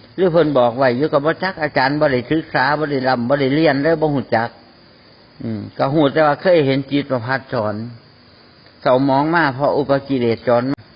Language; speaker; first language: Thai; native; Thai